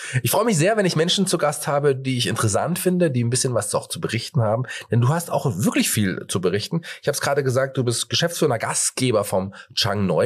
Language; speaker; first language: German; native; German